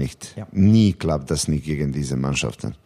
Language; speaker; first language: German; non-native, learner; Serbian